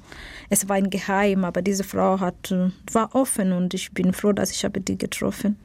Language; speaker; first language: German; non-native, learner; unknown